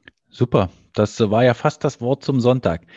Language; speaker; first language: German; native; German